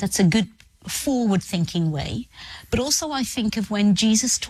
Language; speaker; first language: English; native; English